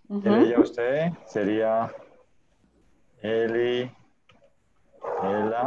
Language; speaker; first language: Spanish; native; Spanish